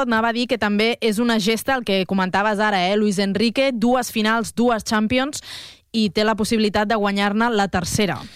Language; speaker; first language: Catalan; native; Catalan